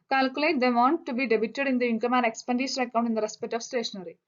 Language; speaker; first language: English; non-native, local second language; Malayalam